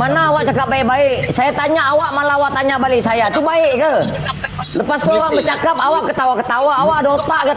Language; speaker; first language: Malay; native; Malay